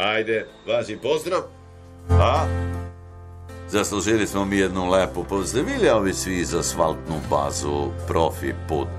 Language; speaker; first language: Serbian; native; Serbian